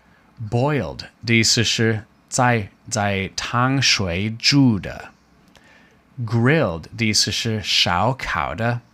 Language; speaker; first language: Chinese; non-native, fluent; English